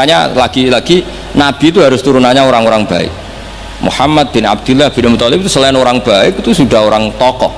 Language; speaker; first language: Indonesian; non-native, local second language; Javanese